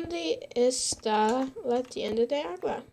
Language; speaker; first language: Spanish; non-native, learner; English